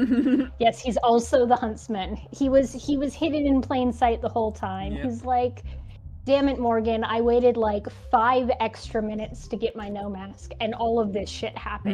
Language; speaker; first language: English; native; English